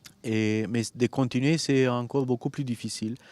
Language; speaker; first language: French; non-native, fluent; Romanian